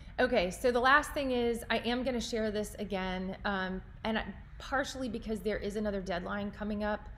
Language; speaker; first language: English; native; English